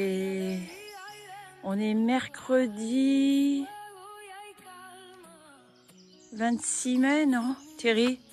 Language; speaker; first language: French; native; French